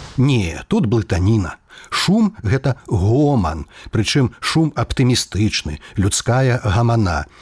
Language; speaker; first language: Belarusian; native; Belarusian